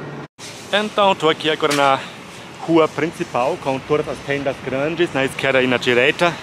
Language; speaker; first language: Portuguese; non-native, fluent; German